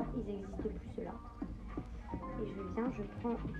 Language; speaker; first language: French; native; French